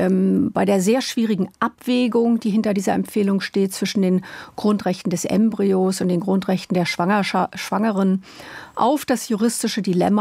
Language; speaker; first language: German; native; German